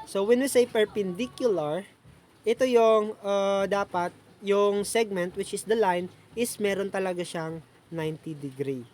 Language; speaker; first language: Filipino; native; Filipino